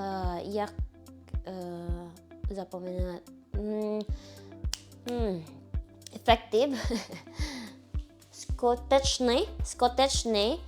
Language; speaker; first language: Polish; non-native, learner; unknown